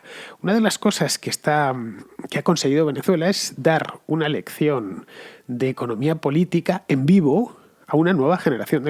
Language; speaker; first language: Spanish; native; Spanish